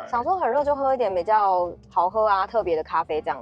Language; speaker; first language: Chinese; native; Chinese